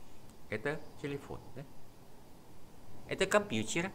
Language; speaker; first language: Russian; non-native, fluent; Vietnamese